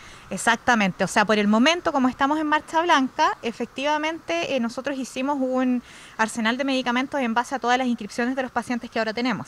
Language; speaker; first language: Spanish; native; Spanish